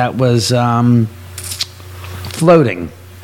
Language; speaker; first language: English; native; English